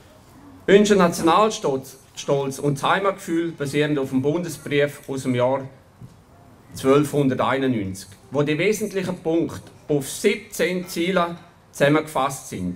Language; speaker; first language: German; native; German